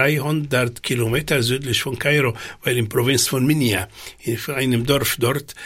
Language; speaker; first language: German; non-native, fluent; Arabic